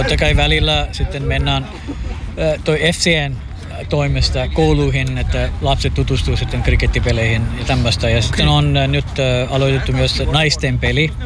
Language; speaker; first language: Finnish; non-native, fluent; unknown